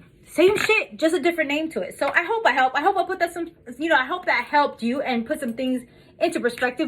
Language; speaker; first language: English; native; English